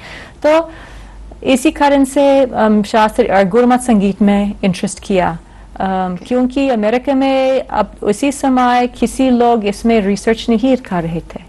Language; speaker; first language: Hindi; non-native, learner; English